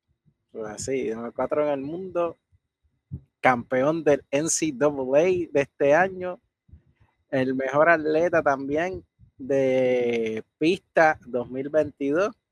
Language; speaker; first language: Spanish; native; Spanish